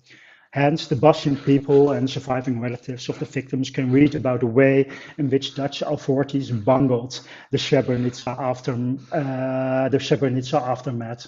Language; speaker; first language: English; non-native, fluent; Dutch